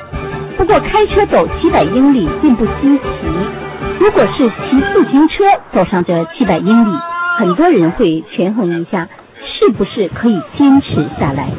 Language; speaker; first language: Chinese; native; Chinese